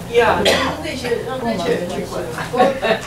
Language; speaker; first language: Chinese; native; Chinese